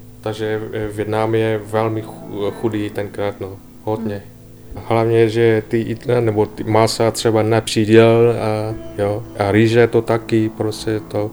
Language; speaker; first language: Czech; non-native, learner; Vietnamese